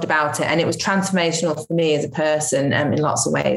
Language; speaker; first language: English; native; English